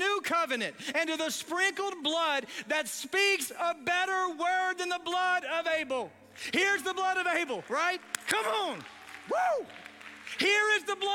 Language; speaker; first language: English; native; English